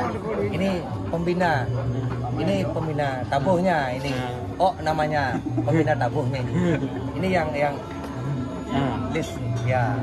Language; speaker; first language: Indonesian; non-native, local second language; Balinese